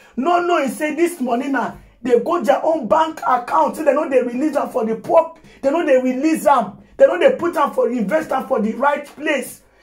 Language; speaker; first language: Nigerian Pidgin; non-native, local second language; Yoruba